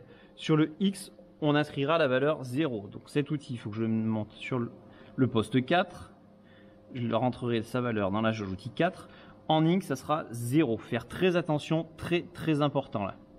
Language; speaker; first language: French; native; French